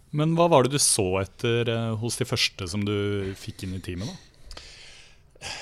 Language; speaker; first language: Norwegian; native; Norwegian